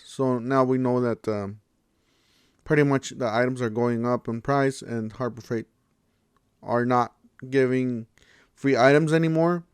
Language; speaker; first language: English; native; English